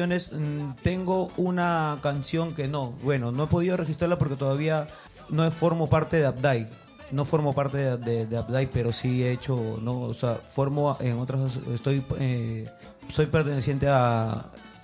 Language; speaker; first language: Spanish; native; Spanish